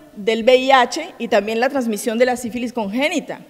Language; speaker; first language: Spanish; native; Spanish